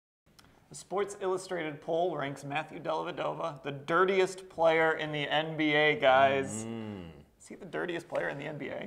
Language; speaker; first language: English; native; English